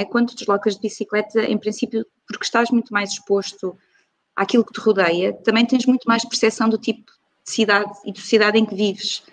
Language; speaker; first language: Portuguese; native; Portuguese